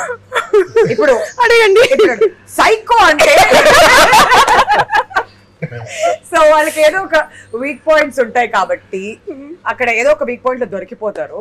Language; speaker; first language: Telugu; native; Telugu